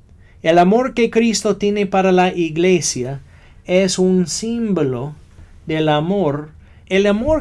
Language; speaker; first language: Spanish; non-native, fluent; English